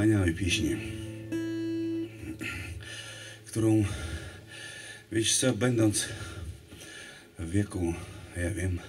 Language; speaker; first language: Polish; non-native, fluent; Russian